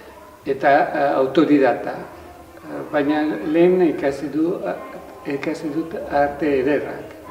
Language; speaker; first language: Basque; non-native, learner; Italian